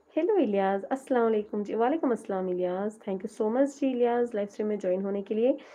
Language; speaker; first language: Hindi; non-native, local second language; Urdu